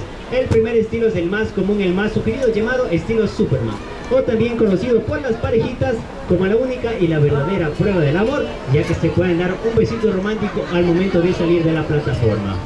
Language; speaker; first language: Spanish; native; Spanish